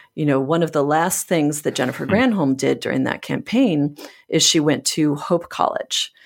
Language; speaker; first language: English; native; English